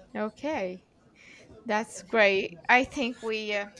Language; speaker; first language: English; non-native, fluent; Arabic